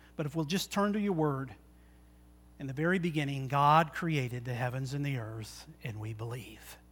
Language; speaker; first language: English; native; English